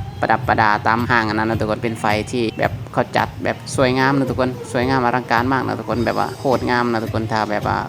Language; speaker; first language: Thai; non-native, local second language; Lao